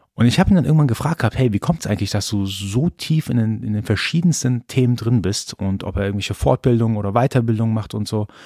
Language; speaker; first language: German; early bilingual, other home language; Persian